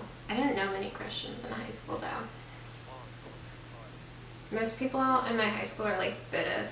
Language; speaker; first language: English; native; English